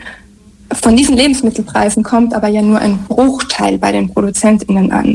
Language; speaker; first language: German; native; German